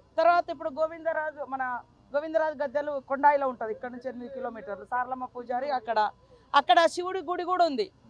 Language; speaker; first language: Telugu; native; Telugu